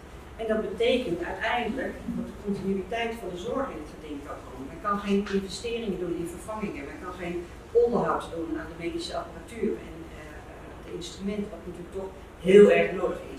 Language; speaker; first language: Dutch; non-native, local second language; Papiamento